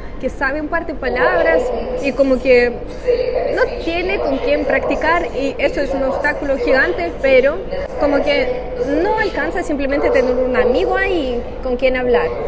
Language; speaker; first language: Spanish; non-native, fluent; Russian